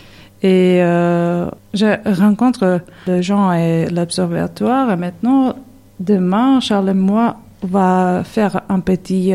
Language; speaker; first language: French; non-native, learner; Serbian